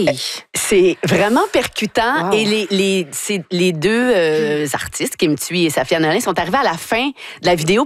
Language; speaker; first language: French; native; French